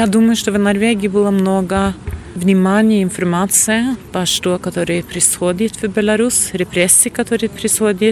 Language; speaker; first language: Russian; non-native, fluent; Norwegian